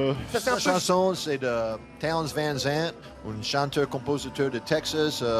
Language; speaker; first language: French; non-native, learner; English